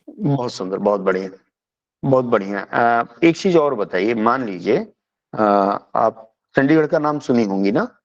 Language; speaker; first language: Hindi; native; Hindi